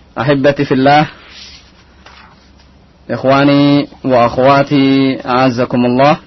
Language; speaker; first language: Arabic; non-native, fluent; Indonesian